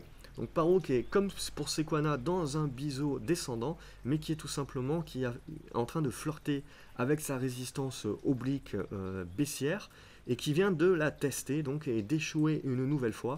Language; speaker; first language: French; native; French